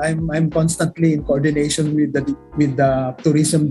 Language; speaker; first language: English; non-native, local second language; Iloko